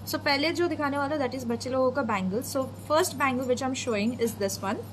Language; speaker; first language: Hindi; non-native, local second language; Bangla